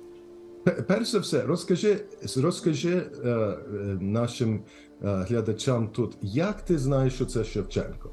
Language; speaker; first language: Ukrainian; early bilingual, heritage; Ukrainian